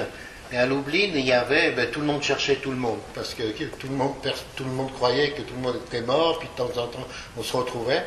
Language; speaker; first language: French; early bilingual, other home language; Polish